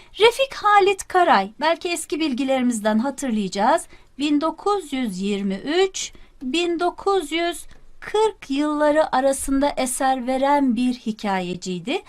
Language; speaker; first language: Turkish; native; Turkish